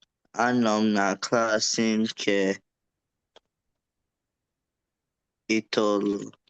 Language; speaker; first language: Igbo; non-native, learner; English